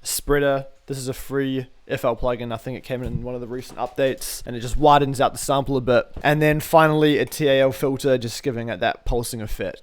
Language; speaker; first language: English; native; English